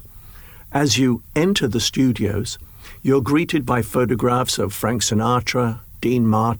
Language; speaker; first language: English; native; English